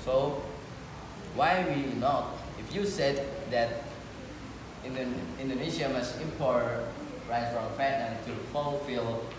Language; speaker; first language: English; non-native, learner; Indonesian